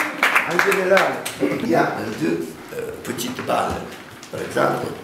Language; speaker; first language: French; non-native, learner; Japanese